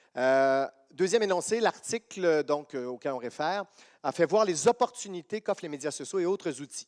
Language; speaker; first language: French; native; French